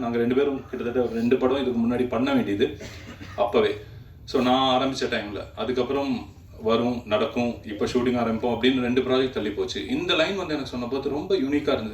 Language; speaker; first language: Tamil; native; Tamil